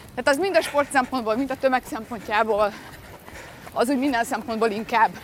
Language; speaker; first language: Hungarian; native; Hungarian